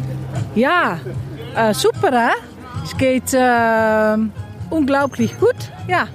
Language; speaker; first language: German; non-native, learner; Dutch